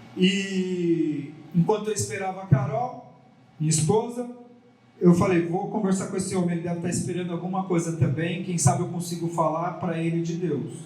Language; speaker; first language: Portuguese; native; Portuguese